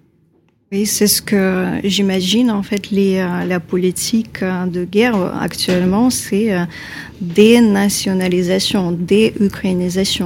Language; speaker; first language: French; non-native, fluent; Ukrainian